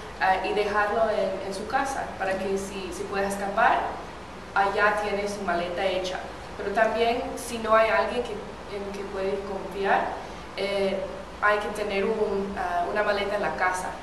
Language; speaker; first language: Spanish; non-native, fluent; English